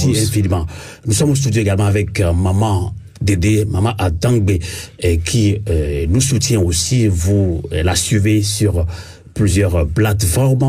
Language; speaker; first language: French; non-native, local second language; Ewe